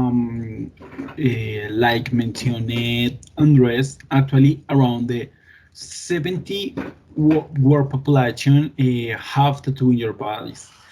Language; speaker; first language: English; non-native, learner; Spanish